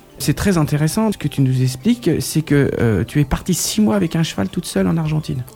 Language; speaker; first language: French; native; French